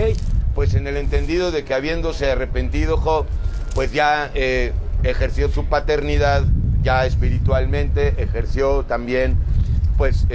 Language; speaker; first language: Spanish; native; Spanish